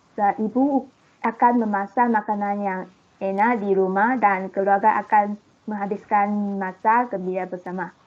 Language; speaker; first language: Malay; non-native, local second language; Chinese